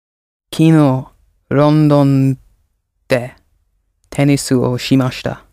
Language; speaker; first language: Japanese; non-native, learner; English